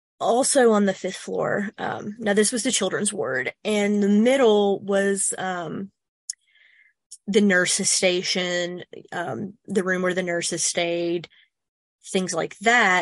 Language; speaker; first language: English; native; English